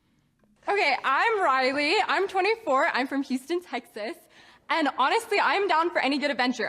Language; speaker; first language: English; native; English